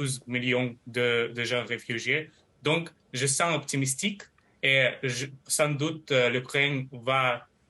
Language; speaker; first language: French; non-native, learner; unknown